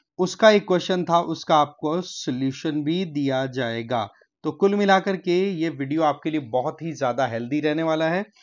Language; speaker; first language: Hindi; native; Hindi